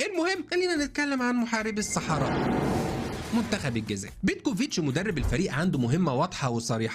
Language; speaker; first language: Arabic; native; Arabic